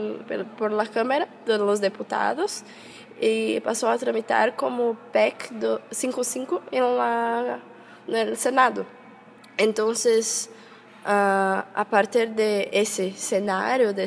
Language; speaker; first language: Spanish; non-native, fluent; Portuguese